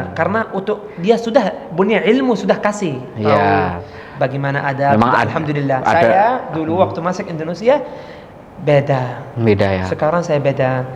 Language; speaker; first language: Indonesian; non-native, learner; Arabic